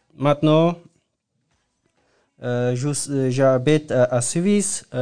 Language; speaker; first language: French; non-native, learner; Persian